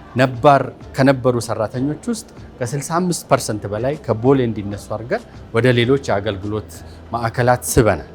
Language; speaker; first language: Amharic; native; Amharic